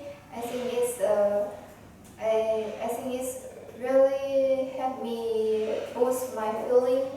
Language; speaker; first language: English; non-native, learner; Vietnamese